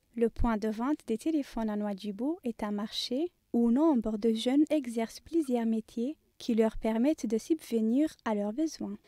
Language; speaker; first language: French; non-native, local second language; Arabic